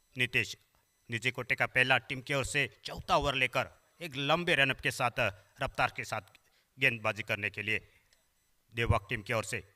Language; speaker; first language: Hindi; non-native, local second language; Marathi